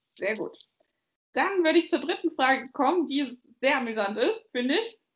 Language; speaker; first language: German; native; German